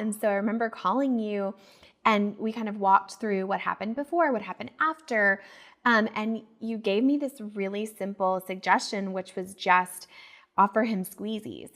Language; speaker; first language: English; native; English